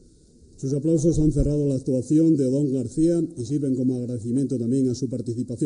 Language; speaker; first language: Spanish; native; Spanish